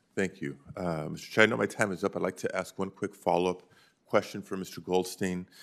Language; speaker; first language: English; native; English